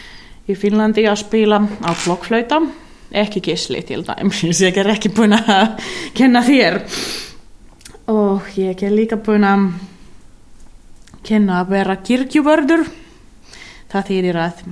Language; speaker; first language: Icelandic; non-native, learner; Finnish